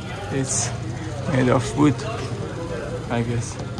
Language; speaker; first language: English; non-native, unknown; Persian